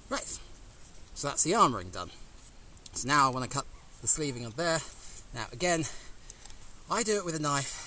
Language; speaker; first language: English; native; English